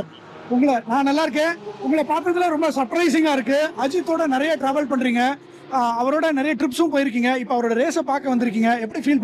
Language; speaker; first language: Tamil; native; Tamil